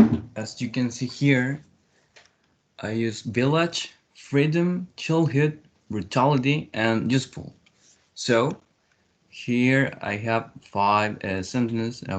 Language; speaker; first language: English; non-native, learner; Spanish